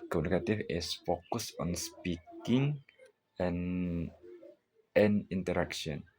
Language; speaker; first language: English; non-native, learner; Indonesian